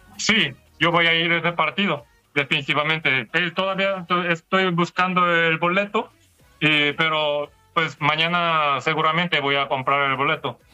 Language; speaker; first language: Spanish; non-native, fluent; Korean